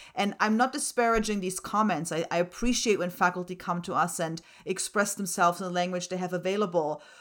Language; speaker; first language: English; non-native, fluent; German